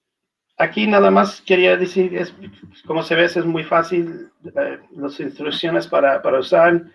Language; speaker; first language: Spanish; non-native, learner; English